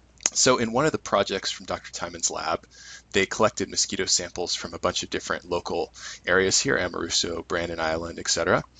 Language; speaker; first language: English; native; English